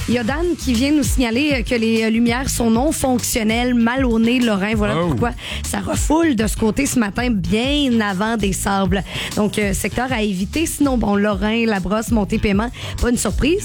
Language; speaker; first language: French; native; French